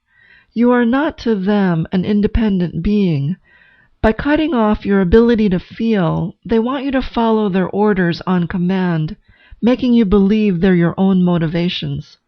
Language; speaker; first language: English; native; English